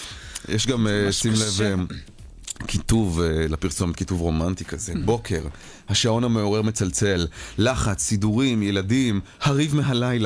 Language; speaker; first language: Hebrew; native; Hebrew